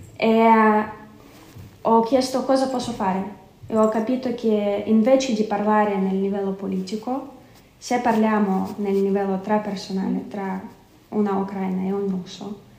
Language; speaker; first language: Italian; non-native, fluent; Ukrainian